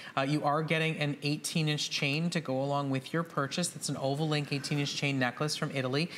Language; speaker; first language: English; native; English